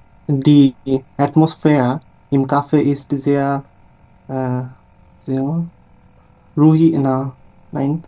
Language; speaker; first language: German; non-native, learner; Bangla